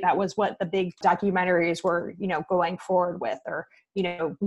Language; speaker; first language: English; native; English